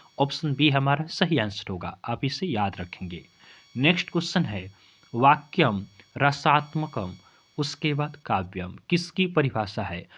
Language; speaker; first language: Hindi; native; Hindi